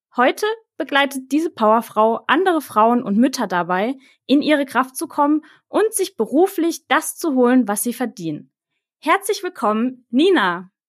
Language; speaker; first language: German; native; German